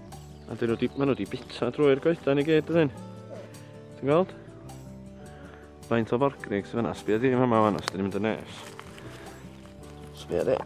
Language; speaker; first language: Welsh; native; Welsh